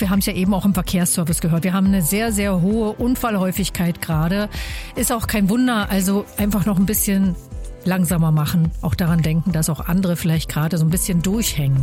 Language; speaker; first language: German; native; German